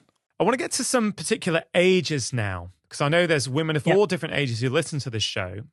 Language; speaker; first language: English; native; English